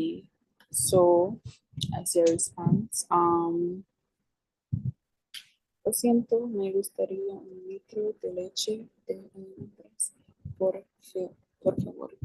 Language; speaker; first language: Spanish; non-native, learner; English